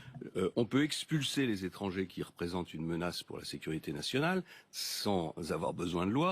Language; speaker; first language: French; native; French